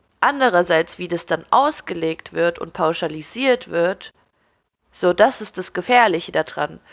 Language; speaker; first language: German; early bilingual, other home language; Russian